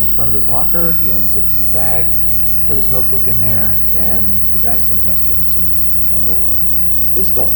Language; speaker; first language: English; native; English